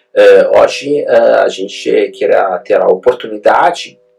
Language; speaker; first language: Portuguese; non-native, fluent; Italian